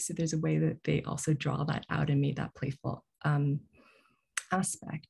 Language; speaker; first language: English; early bilingual, other home language; Korean